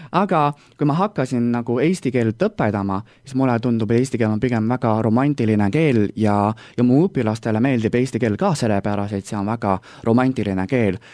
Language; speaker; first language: Estonian; non-native, learner; Chinese